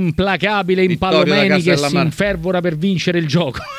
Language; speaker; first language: Italian; native; Italian